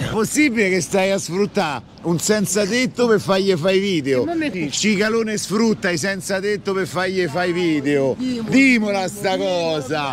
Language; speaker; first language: Italian; native; Italian